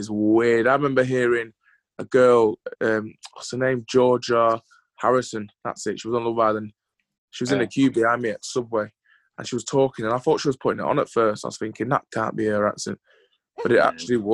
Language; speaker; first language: English; native; English